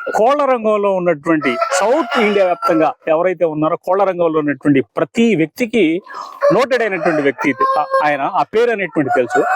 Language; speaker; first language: Telugu; native; Telugu